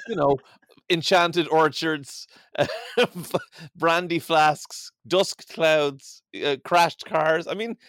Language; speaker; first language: English; native; English